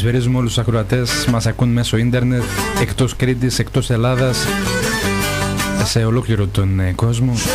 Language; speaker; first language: Greek; native; Greek